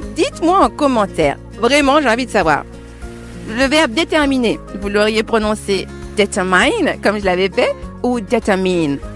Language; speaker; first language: French; native; French